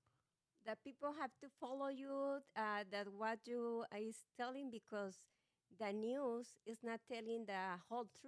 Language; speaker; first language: English; non-native, learner; Spanish